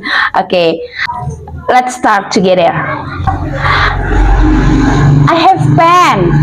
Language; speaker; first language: English; non-native, learner; Indonesian